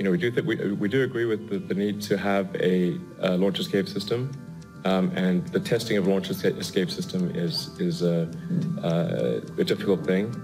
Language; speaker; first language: English; native; English